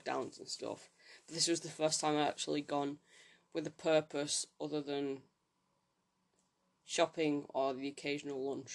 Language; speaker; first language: English; native; English